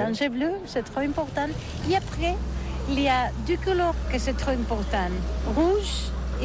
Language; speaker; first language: French; non-native, learner; Catalan